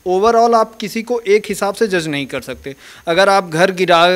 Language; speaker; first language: Hindi; native; Hindi